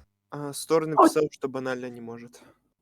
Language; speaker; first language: Russian; native; Russian